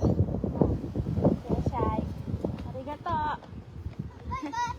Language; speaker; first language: Japanese; non-native, learner; Filipino